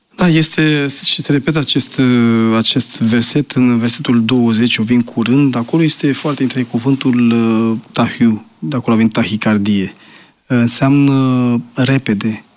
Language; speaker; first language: Romanian; native; Romanian